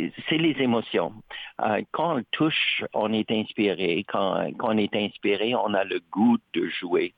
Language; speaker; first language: French; native; French